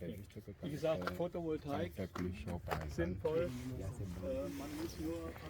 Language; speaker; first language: German; native; German